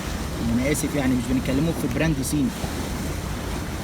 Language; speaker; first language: Arabic; native; Arabic